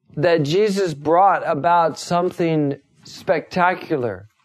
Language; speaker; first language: English; native; English